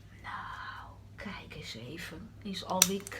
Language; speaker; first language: Dutch; native; Dutch